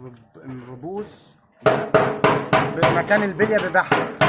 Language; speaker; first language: Arabic; native; Arabic